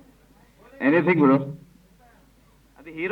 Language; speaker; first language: Telugu; non-native, local second language; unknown